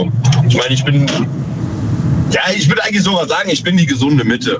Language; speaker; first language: German; native; German